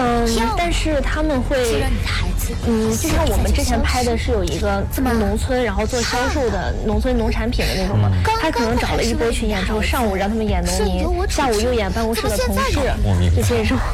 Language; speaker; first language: Chinese; native; Chinese